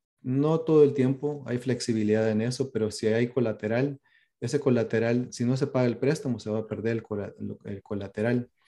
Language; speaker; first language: Spanish; early bilingual, heritage; Spanish